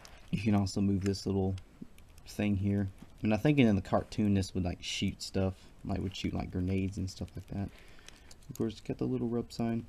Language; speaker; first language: English; native; English